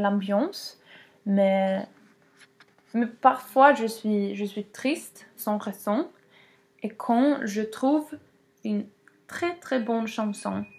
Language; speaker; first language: French; non-native, learner; Swedish